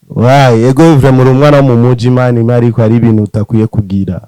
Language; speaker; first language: Rundi; native; Rundi